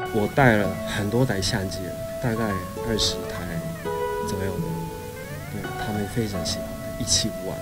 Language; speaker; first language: Chinese; non-native, fluent; Japanese